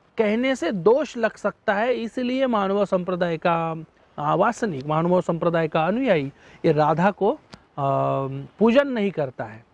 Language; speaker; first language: Hindi; non-native, local second language; Marathi